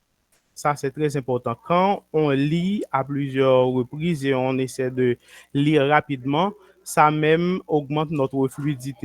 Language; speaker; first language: French; non-native, local second language; Haitian Creole